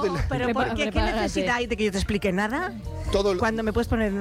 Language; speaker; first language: Spanish; native; Spanish